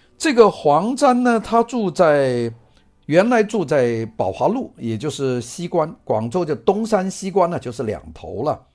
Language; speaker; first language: Chinese; non-native, local second language; Cantonese